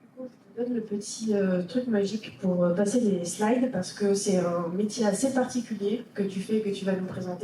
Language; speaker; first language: French; native; French